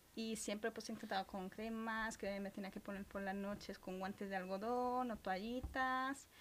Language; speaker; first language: Spanish; early bilingual, other home language; Romanian